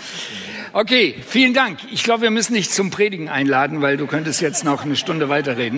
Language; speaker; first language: German; native; German